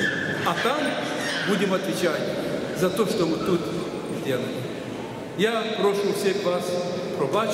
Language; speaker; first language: Russian; non-native, local second language; Ukrainian